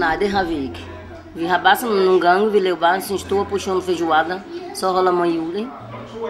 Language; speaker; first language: Danish; non-native, fluent; Portuguese